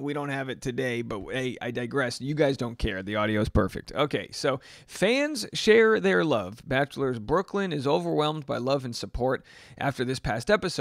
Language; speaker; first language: English; native; English